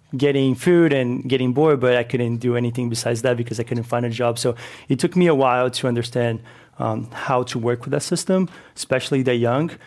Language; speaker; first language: English; non-native, fluent; Portuguese